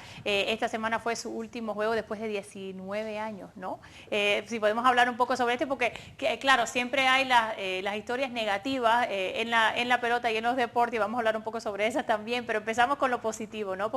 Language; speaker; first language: Spanish; early bilingual, other home language; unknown